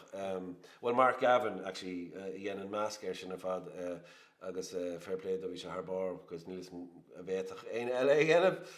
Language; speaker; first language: Irish; native; Irish